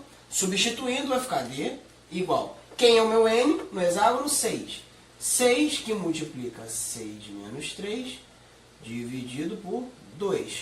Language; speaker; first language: Portuguese; native; Portuguese